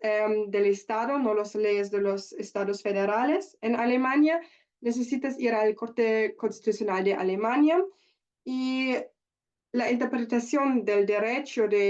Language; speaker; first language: Spanish; non-native, learner; German